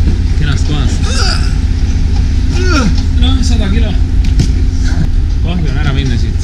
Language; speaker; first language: Estonian; native; Estonian